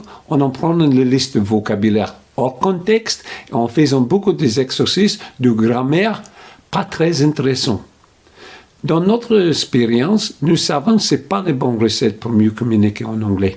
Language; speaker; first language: French; non-native, fluent; English